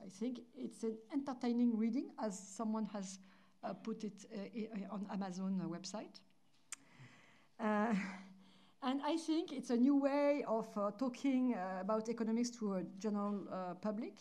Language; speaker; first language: English; non-native, fluent; French